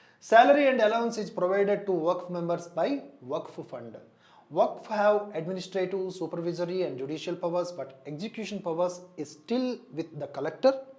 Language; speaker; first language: English; non-native, local second language; Telugu